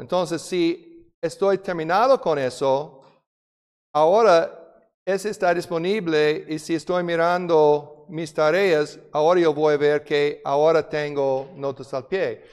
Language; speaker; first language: Spanish; non-native, fluent; English